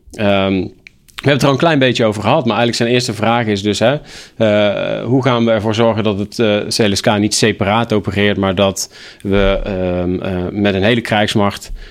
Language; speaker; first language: Dutch; native; Dutch